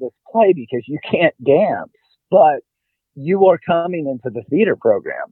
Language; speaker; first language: English; native; English